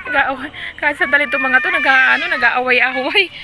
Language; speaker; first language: Filipino; native; Filipino